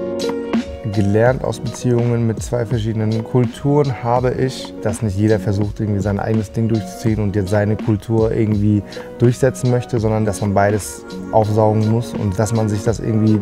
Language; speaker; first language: German; early bilingual, other home language; Turkish